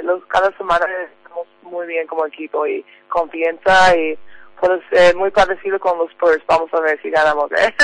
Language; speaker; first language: Spanish; non-native, learner; English